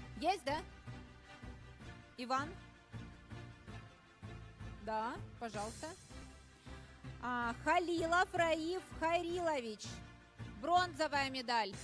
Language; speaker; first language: Russian; native; Russian